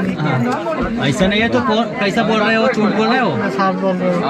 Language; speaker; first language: Hindi; non-native, local second language; Malayalam